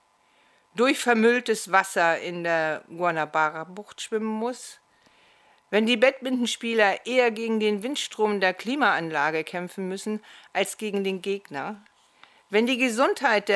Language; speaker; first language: German; native; German